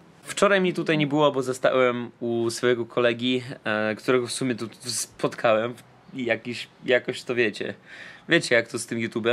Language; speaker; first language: Polish; non-native, fluent; Russian